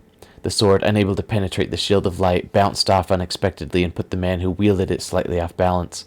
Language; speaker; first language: English; native; English